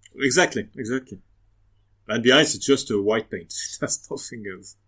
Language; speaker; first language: English; non-native, fluent; French